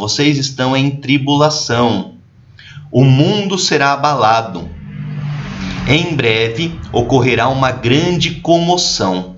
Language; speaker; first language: Portuguese; native; Portuguese